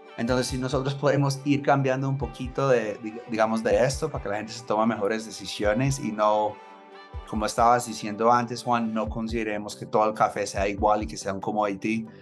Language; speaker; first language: Spanish; non-native, fluent; English